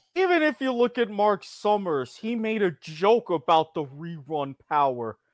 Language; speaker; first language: English; native; English